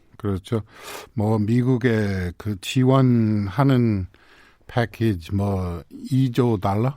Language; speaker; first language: Korean; non-native, fluent; English